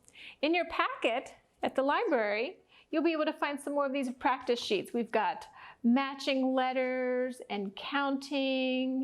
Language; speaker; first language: English; native; English